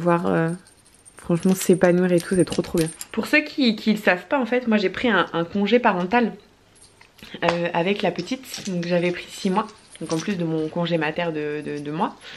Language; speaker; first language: French; native; French